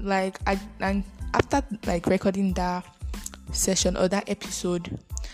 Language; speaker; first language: English; non-native, local second language; Bini